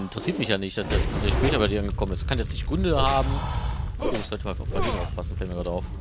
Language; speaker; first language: German; native; German